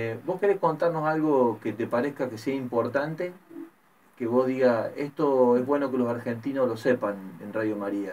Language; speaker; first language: Spanish; native; Spanish